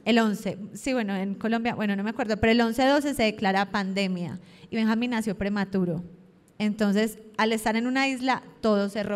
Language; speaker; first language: Spanish; native; Spanish